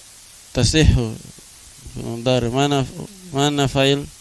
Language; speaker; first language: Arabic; non-native, fluent; Indonesian